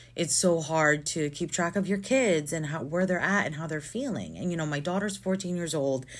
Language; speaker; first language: English; non-native, local second language; Filipino